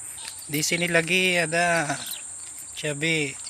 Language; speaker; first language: Indonesian; non-native, learner; Filipino